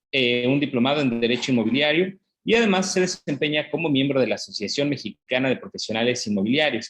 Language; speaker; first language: Spanish; native; Spanish